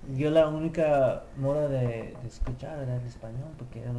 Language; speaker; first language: Spanish; early bilingual, heritage; Spanish